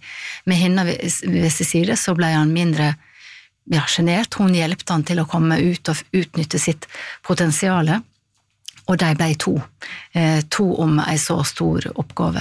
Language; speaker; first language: Norwegian; native; Norwegian